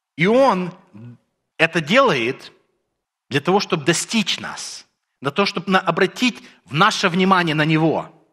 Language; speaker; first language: Russian; early bilingual, heritage; Russian